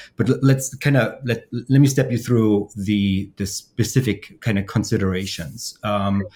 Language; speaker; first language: English; non-native, fluent; German